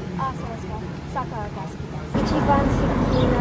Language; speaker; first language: Japanese; non-native, learner; English